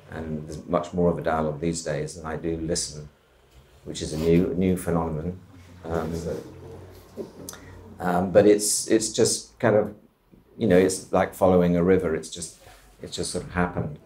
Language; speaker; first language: English; native; English